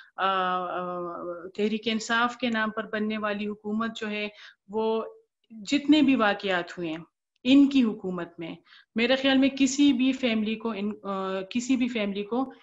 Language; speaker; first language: Urdu; non-native, local second language; Pashto